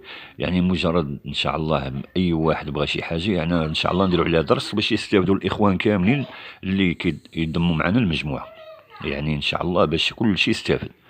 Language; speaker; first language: Arabic; native; Arabic